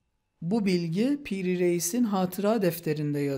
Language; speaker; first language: Turkish; non-native, fluent; Persian